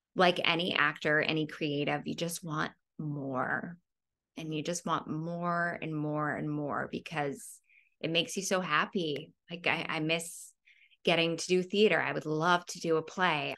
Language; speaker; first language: English; native; English